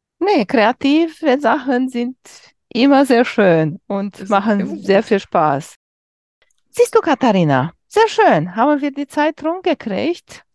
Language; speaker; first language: German; non-native, learner; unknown